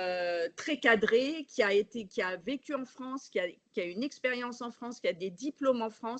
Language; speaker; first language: French; native; French